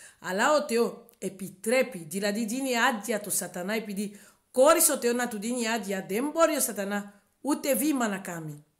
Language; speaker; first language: Greek; non-native, learner; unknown